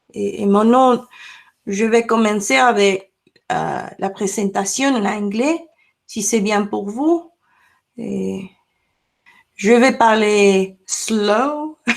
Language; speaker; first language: French; non-native, learner; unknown